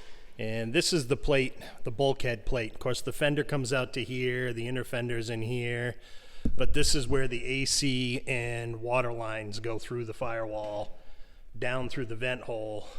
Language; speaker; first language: English; native; English